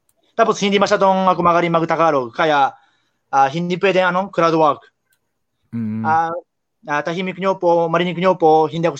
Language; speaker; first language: Filipino; non-native, learner; Japanese